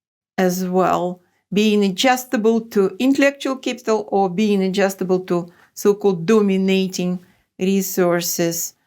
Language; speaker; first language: English; non-native, fluent; Russian